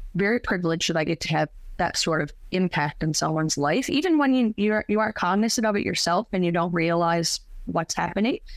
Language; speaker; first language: English; native; English